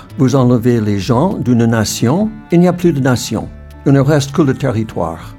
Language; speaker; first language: French; non-native, fluent; English